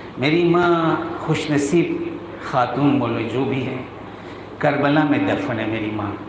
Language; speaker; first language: Urdu; non-native, local second language; Kashmiri